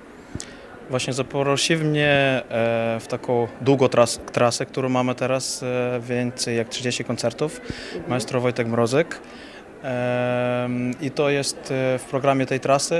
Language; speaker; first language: Polish; non-native, fluent; Ukrainian